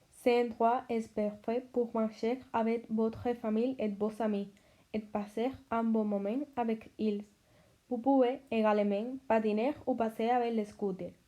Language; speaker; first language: French; non-native, learner; Spanish